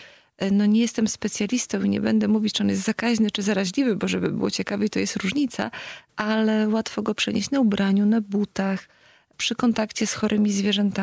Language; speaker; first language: Polish; native; Polish